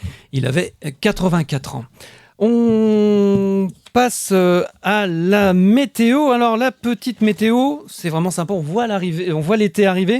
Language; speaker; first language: French; native; French